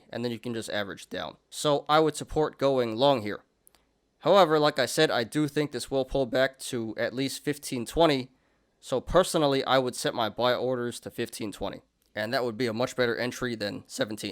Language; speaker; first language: English; native; English